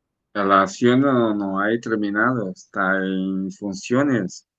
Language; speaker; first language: Spanish; non-native, learner; Portuguese